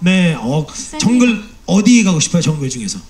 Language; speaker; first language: Korean; native; Korean